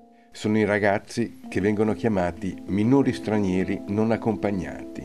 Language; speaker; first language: Italian; native; Italian